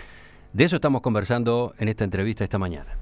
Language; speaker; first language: Spanish; native; Spanish